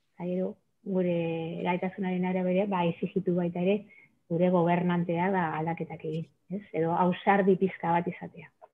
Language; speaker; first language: Basque; non-native, local second language; Spanish